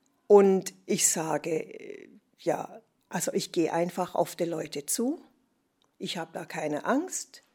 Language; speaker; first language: German; non-native, fluent; English